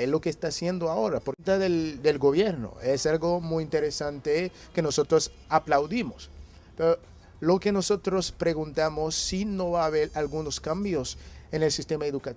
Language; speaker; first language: Spanish; non-native, fluent; Haitian Creole